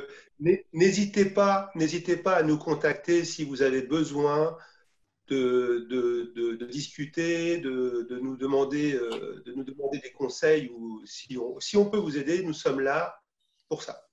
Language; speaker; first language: French; native; French